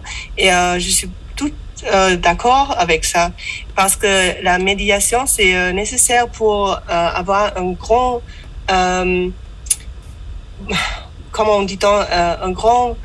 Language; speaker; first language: French; non-native, learner; German